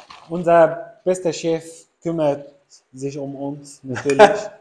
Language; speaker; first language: German; non-native, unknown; Arabic